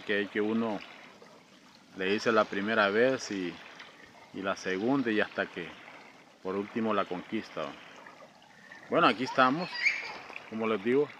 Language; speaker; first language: Spanish; native; Spanish